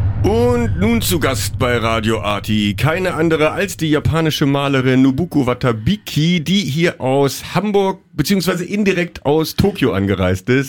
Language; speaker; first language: German; native; German